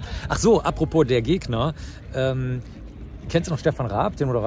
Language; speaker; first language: German; native; German